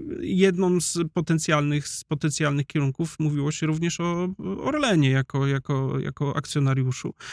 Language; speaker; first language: Polish; native; Polish